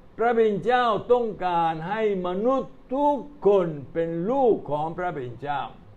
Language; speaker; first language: Thai; non-native, fluent; Italian